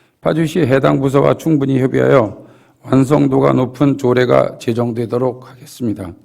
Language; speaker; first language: Korean; native; Korean